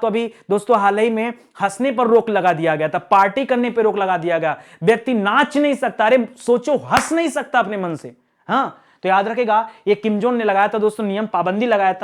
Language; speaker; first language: Hindi; native; Hindi